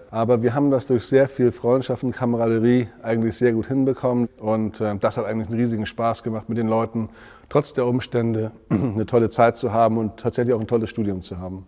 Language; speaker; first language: German; native; German